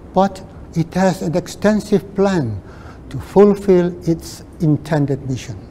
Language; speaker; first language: English; non-native, local second language; Malay